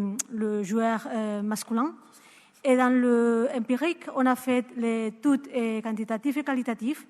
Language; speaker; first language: French; non-native, learner; Spanish